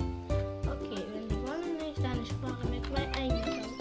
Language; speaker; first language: German; early bilingual, other home language; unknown